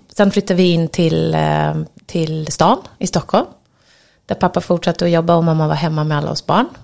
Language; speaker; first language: Swedish; native; Swedish